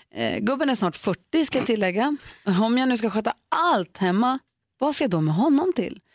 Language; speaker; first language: Swedish; native; Swedish